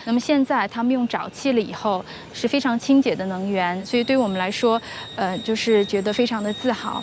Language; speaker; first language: Chinese; native; Chinese